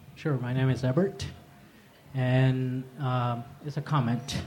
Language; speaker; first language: English; early bilingual, other home language; Spanish